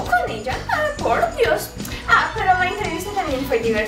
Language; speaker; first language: Spanish; non-native, learner; Portuguese